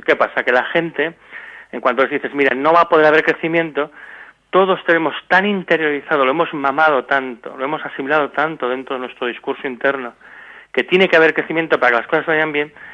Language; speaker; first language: Spanish; native; Spanish